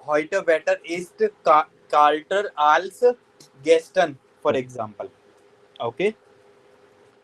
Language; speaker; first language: German; non-native, learner; Hindi